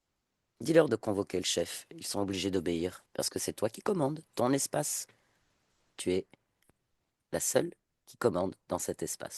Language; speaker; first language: French; native; French